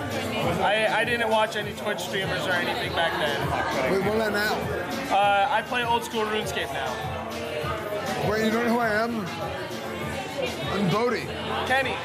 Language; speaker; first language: English; native; English